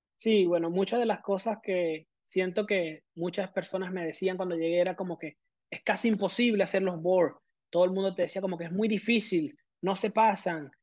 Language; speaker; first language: Spanish; native; Spanish